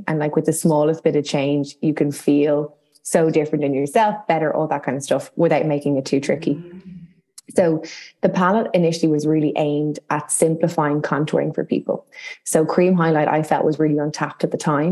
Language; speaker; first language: English; native; English